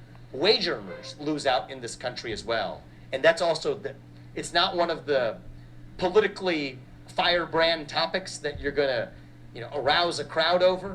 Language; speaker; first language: English; native; English